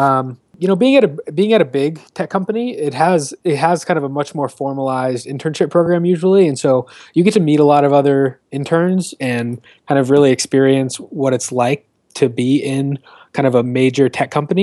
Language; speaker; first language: English; native; English